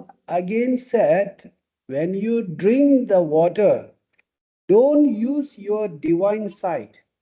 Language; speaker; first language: English; non-native, fluent; Tibetan